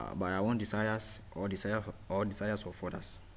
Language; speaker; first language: English; non-native, local second language; Yoruba